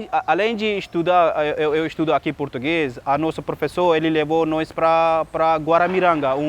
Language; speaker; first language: Portuguese; non-native, learner; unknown